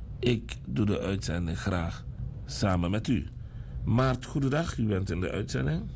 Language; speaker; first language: Dutch; native; Dutch